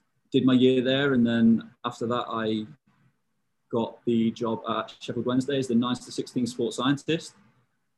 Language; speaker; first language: English; native; English